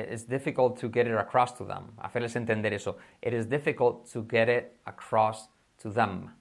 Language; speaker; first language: English; non-native, fluent; Spanish